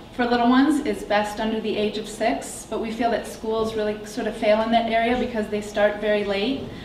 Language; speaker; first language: English; native; English